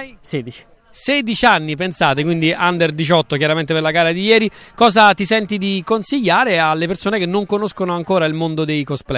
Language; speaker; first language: Italian; native; Italian